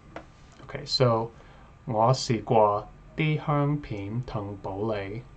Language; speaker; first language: Cantonese; non-native, learner; English